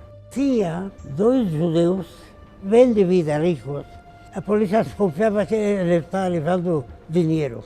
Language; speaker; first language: Portuguese; non-native, fluent; Arabic